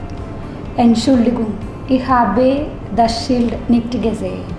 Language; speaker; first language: German; non-native, learner; Malayalam